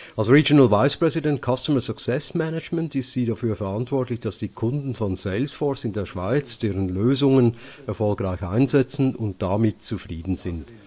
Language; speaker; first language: German; native; German